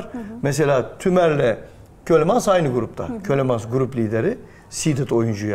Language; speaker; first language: Turkish; native; Turkish